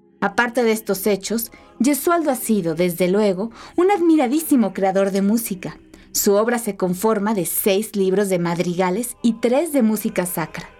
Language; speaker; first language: Spanish; native; Spanish